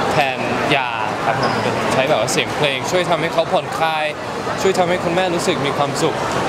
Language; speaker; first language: Thai; early bilingual, heritage; English